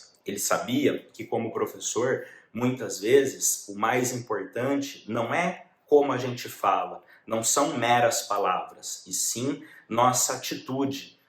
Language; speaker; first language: Portuguese; native; Portuguese